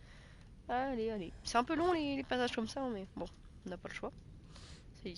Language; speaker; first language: French; native; French